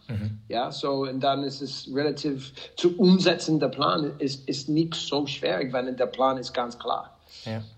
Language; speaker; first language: German; non-native, fluent; English